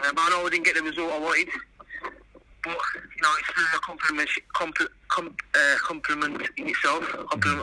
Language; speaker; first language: English; native; English